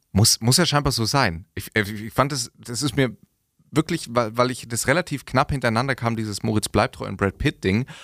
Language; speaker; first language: German; native; German